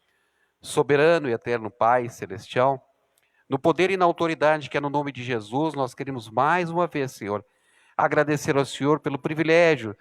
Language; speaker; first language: Portuguese; native; Portuguese